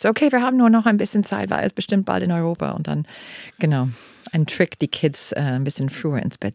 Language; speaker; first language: German; non-native, fluent; English